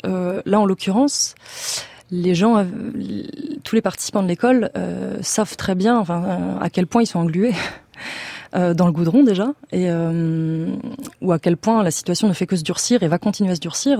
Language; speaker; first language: French; native; French